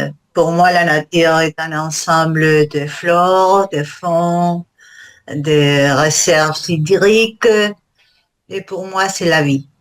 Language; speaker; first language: French; non-native, learner; Spanish